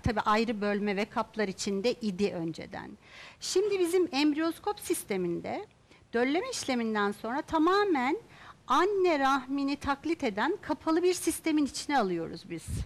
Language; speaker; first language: Turkish; native; Turkish